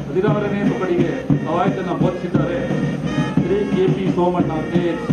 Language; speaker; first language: Kannada; native; Kannada